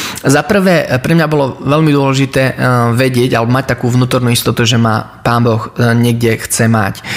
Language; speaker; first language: Slovak; early bilingual, heritage; Slovak